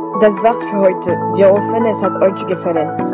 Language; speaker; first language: German; non-native, learner; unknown